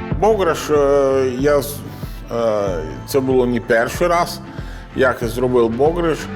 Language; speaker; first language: Ukrainian; non-native, learner; Italian